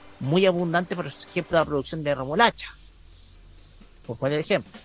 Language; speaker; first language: Spanish; native; Spanish